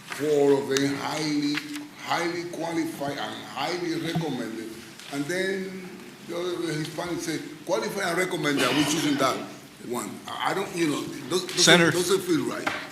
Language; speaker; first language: English; non-native, fluent; Spanish